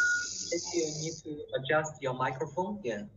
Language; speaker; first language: English; non-native, learner; Chinese